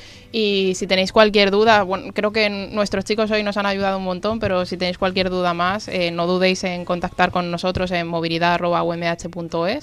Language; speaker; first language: Spanish; native; Spanish